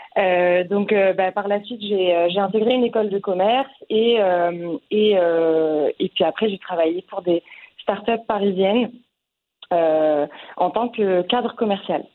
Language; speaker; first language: French; non-native, local second language; Arabic